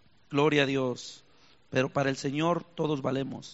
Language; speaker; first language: Spanish; native; Spanish